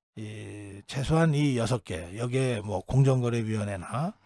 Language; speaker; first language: Korean; native; Korean